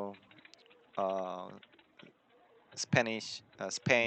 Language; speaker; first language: English; non-native, learner; Korean